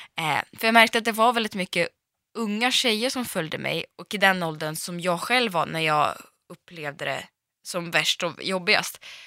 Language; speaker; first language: Swedish; early bilingual, other home language; Russian